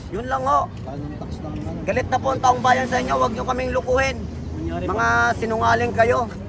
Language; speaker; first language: Filipino; native; Filipino